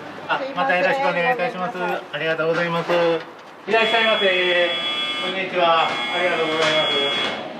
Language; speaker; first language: Japanese; native; Japanese